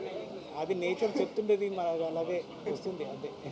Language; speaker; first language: Telugu; non-native, fluent; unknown